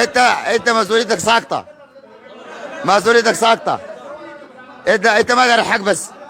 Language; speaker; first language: Arabic; native; Arabic